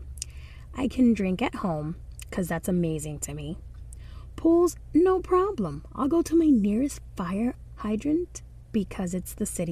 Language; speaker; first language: English; non-native, fluent; Spanish